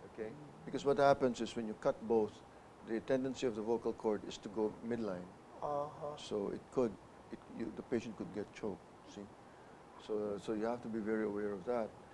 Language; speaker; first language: English; non-native, local second language; Filipino